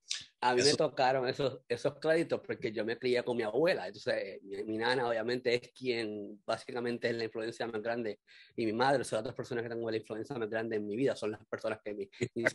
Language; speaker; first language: Spanish; native; Spanish